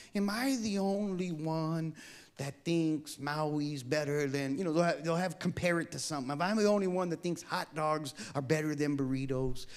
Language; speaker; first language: English; native; English